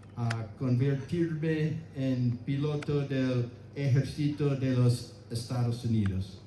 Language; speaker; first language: Spanish; non-native, learner; English